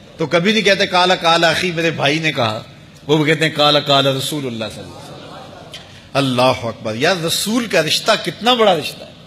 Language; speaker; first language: Urdu; native; Urdu